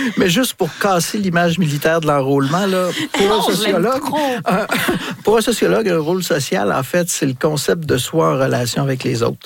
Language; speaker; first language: French; native; French